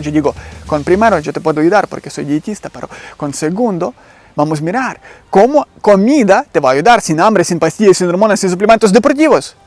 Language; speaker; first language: Spanish; non-native, learner; Ukrainian